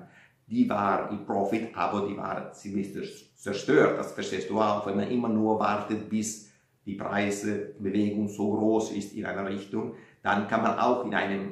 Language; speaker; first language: German; non-native, fluent; Italian